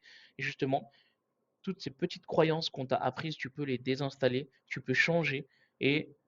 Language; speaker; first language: French; native; French